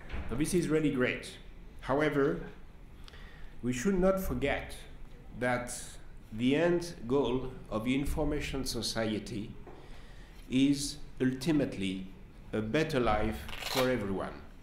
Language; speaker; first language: English; non-native, fluent; French